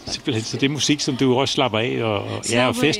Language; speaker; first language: Danish; native; Danish